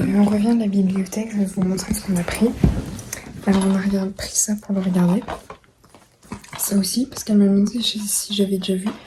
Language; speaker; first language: French; native; French